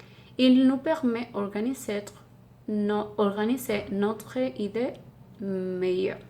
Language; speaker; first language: French; non-native, learner; Spanish